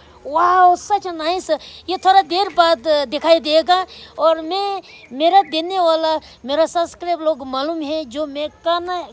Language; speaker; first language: Hindi; non-native, local second language; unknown